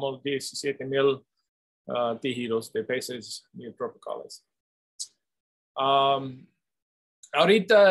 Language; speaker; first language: Spanish; non-native, fluent; English